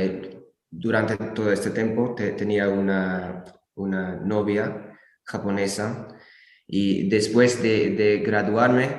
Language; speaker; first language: Spanish; non-native, learner; English